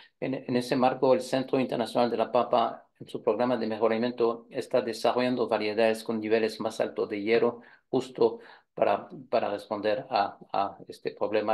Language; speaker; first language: Spanish; non-native, fluent; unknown